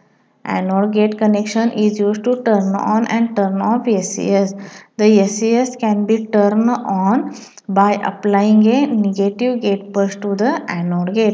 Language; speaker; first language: English; non-native, local second language; Marathi